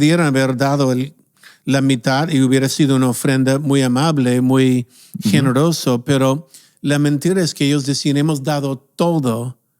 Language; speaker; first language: Spanish; non-native, fluent; English